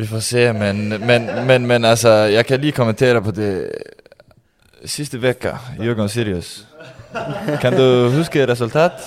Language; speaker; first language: Swedish; non-native, learner; Danish